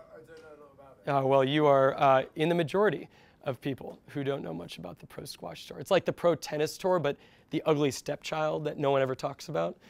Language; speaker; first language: English; native; English